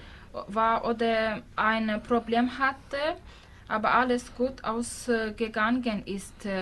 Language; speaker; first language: German; non-native, learner; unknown